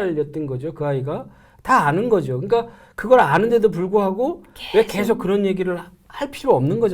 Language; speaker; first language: Korean; native; Korean